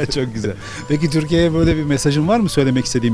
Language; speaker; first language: Turkish; native; Turkish